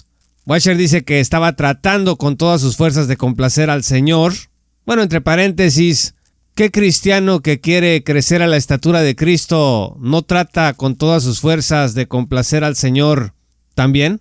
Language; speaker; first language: Spanish; native; Spanish